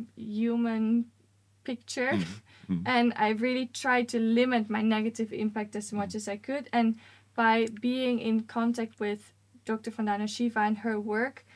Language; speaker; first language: English; non-native, fluent; Dutch